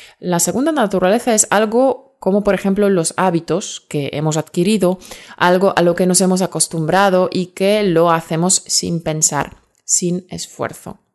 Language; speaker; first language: Spanish; non-native, fluent; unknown